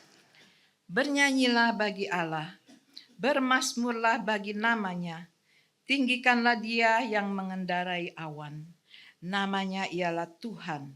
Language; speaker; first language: Indonesian; native; Indonesian